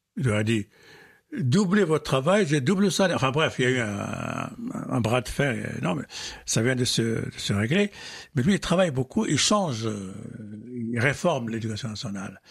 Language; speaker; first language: French; non-native, local second language; Arabic